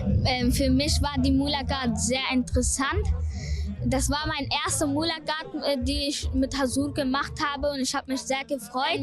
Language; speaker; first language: German; early bilingual, other home language; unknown